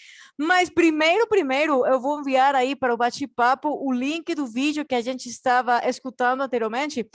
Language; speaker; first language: Portuguese; non-native, fluent; Spanish